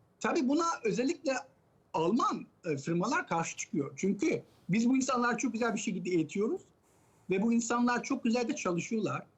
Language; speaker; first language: Turkish; early bilingual, heritage; Turkish